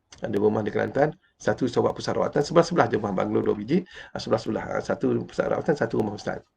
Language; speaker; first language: Malay; native; Malay